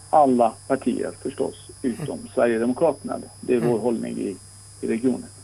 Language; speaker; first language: Swedish; non-native, fluent; Persian